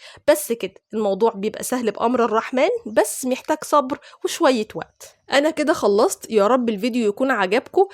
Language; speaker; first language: Arabic; native; Arabic